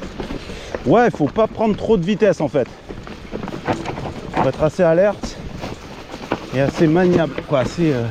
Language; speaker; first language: French; native; French